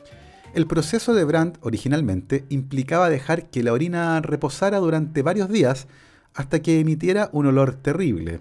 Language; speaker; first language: Spanish; native; Spanish